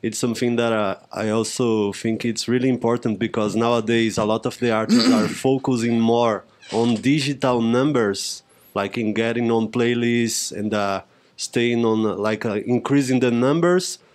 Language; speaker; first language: English; non-native, fluent; Portuguese